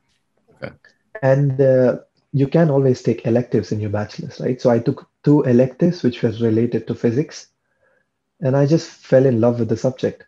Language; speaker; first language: English; non-native, local second language; Tamil